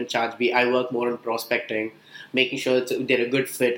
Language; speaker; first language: English; non-native, local second language; Tamil